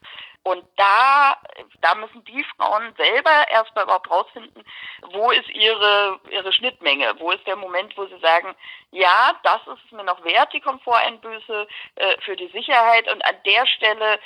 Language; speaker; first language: German; native; German